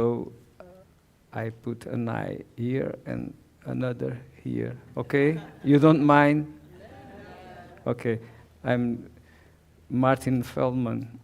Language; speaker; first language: English; non-native, learner; Portuguese